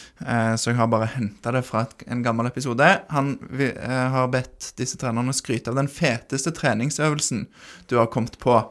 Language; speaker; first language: Norwegian; native; Norwegian